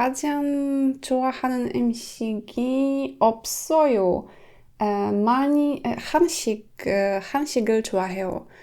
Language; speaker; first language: Korean; non-native, learner; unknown